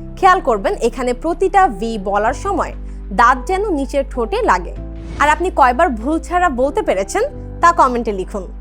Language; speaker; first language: Bangla; native; Bangla